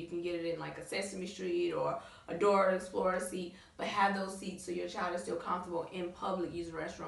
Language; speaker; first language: English; native; English